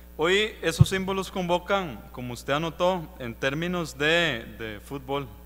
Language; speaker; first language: Spanish; native; Spanish